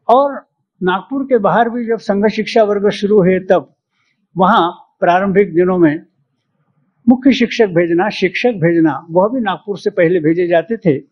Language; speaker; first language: Hindi; non-native, local second language; Marathi